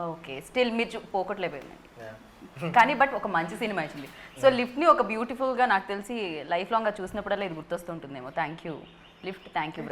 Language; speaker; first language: Telugu; native; Telugu